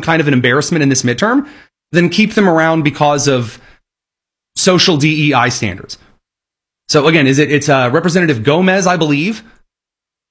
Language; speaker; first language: English; native; English